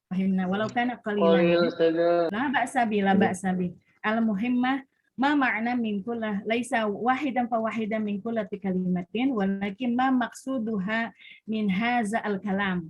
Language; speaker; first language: Arabic; non-native, learner; Indonesian